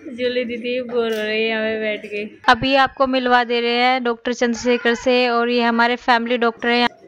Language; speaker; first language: Hindi; native; Hindi